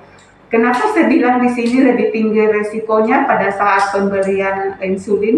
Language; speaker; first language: Indonesian; native; Indonesian